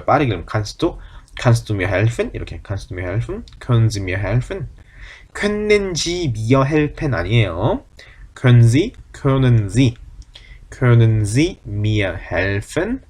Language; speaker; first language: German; non-native, fluent; Korean